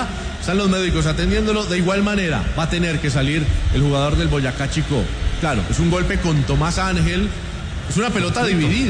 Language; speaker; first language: Spanish; native; Spanish